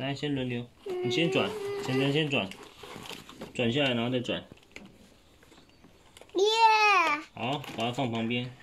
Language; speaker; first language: Chinese; native; Chinese